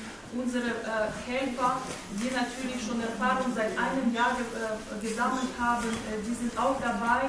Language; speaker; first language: German; early bilingual, other home language; Turkish